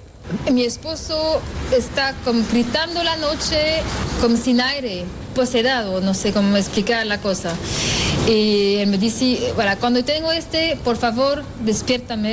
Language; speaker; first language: Spanish; non-native, learner; French